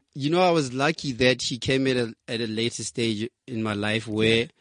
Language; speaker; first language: English; non-native, local second language; Southern Sotho